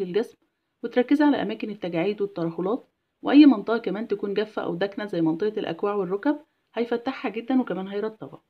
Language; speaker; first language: Arabic; native; Arabic